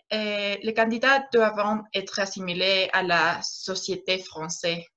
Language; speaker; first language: French; non-native, learner; Spanish